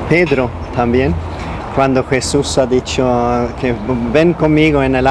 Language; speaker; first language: Spanish; non-native, learner; Swedish